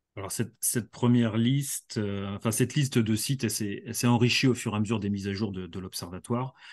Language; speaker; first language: French; native; French